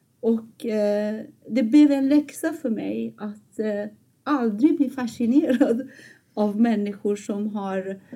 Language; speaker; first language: Swedish; non-native, fluent; Persian